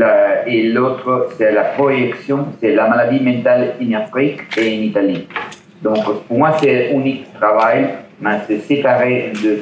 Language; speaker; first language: French; non-native, learner; Italian